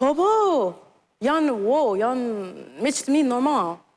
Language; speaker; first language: Albanian; non-native, learner; English